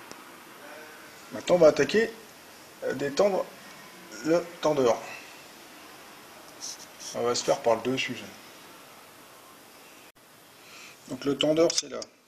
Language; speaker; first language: French; native; French